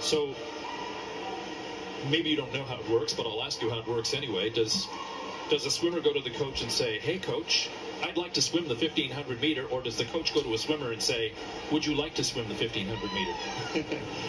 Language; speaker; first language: English; native; English